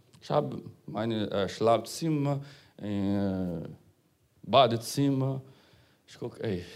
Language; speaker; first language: German; non-native, fluent; Portuguese